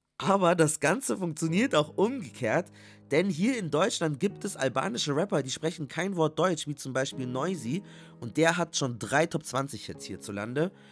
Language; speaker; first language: German; native; German